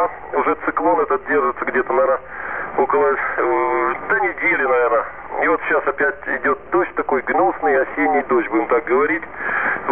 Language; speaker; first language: Russian; native; Russian